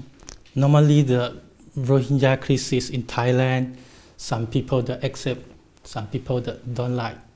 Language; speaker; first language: English; non-native, learner; Thai